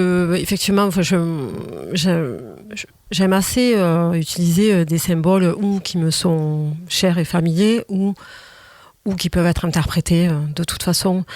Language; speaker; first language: French; native; French